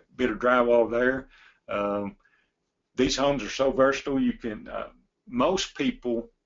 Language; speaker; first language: English; native; English